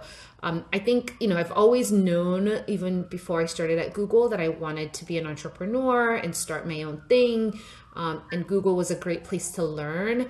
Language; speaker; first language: English; non-native, local second language; Yoruba